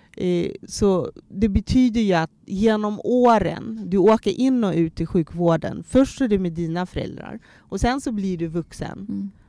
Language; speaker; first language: Swedish; early bilingual, other home language; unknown